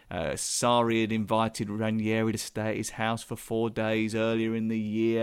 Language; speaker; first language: English; native; English